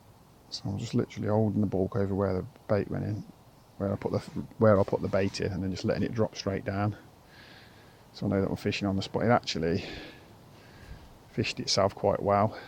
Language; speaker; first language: English; native; English